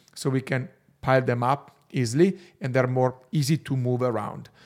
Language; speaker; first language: English; non-native, fluent; Italian